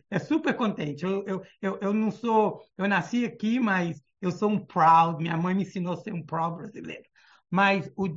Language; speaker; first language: Portuguese; early bilingual, heritage; Portuguese